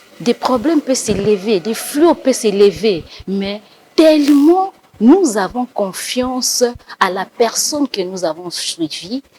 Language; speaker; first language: French; non-native, local second language; Lingala